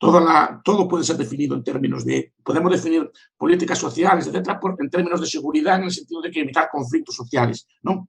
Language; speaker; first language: Spanish; native; Spanish